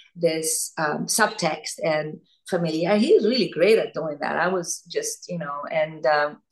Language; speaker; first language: English; non-native, fluent; Italian